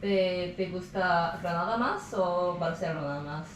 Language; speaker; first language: Spanish; non-native, learner; Korean